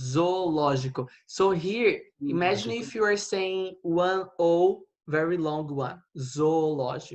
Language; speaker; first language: English; non-native, fluent; Portuguese